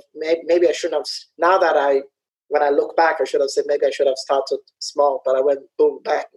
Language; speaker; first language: English; early bilingual, other home language; Somali